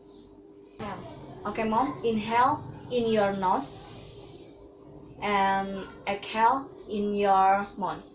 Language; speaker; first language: English; non-native, learner; Indonesian